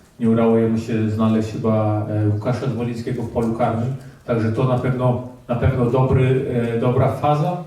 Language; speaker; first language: Polish; early bilingual, heritage; Polish